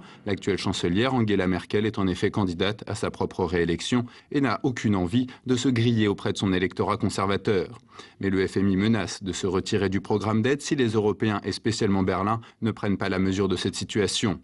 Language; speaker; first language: French; native; French